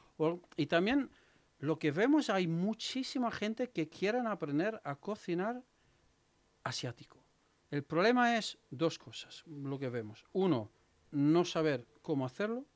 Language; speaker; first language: Spanish; non-native, fluent; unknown